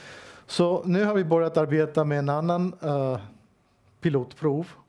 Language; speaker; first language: Swedish; non-native, fluent; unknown